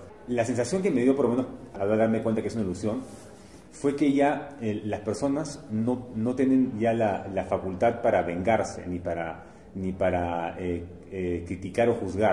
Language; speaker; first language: Spanish; native; Spanish